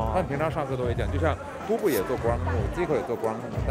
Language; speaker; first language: Chinese; native; Chinese